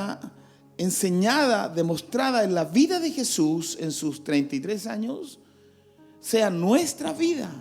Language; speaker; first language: Spanish; native; Spanish